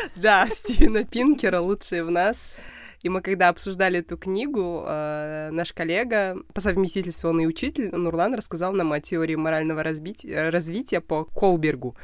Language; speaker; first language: Russian; non-native, local second language; Kazakh